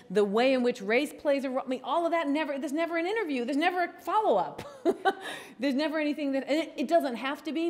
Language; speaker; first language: English; native; English